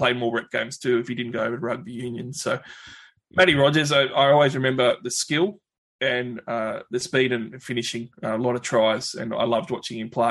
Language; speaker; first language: English; native; English